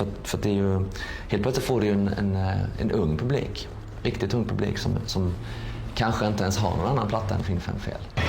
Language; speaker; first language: Swedish; native; Swedish